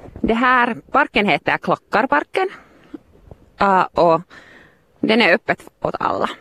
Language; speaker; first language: Swedish; non-native, local second language; Finnish